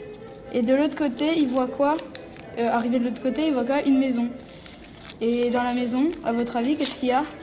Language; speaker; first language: French; native; French